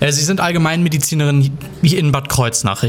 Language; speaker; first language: German; native; German